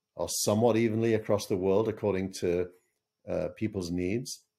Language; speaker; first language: English; native; English